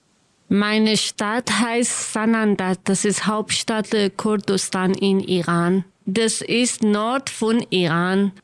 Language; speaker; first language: German; non-native, learner; Kurdish